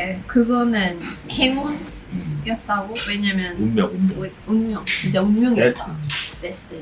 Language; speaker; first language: Korean; non-native, fluent; Swedish